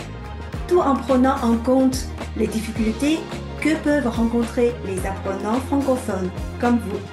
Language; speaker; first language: French; non-native, fluent; Chinese